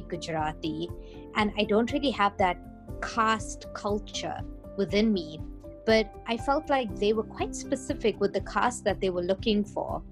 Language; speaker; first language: English; native; English